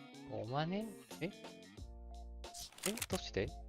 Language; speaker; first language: Japanese; non-native, learner; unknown